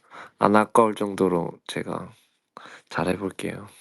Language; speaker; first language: Korean; early bilingual, heritage; Korean